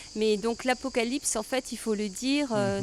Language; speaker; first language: French; native; French